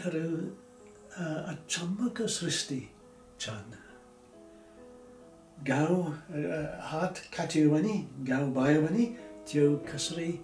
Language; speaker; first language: Nepali; non-native, fluent; English